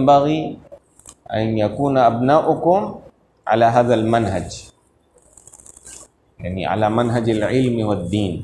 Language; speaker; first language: Arabic; non-native, fluent; Urdu